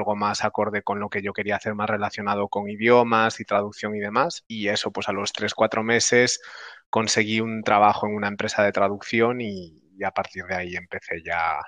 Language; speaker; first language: Spanish; native; Spanish